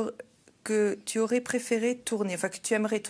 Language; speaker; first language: French; native; French